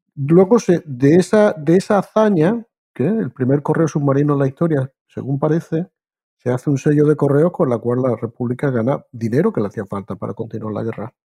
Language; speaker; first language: Spanish; native; Spanish